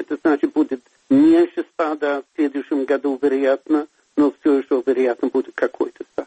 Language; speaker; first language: Russian; non-native, fluent; Swedish